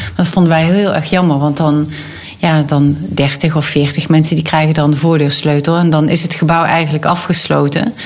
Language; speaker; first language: Dutch; native; Dutch